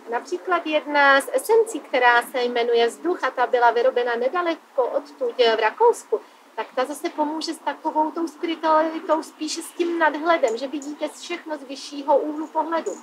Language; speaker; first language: Czech; native; Czech